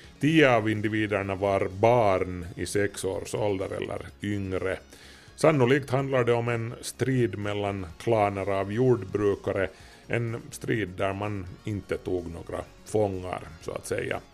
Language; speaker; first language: Swedish; native; Swedish